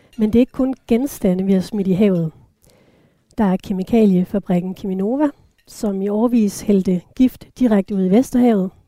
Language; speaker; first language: Danish; native; Danish